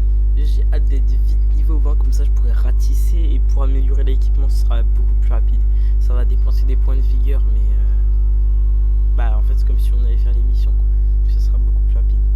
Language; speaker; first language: French; native; French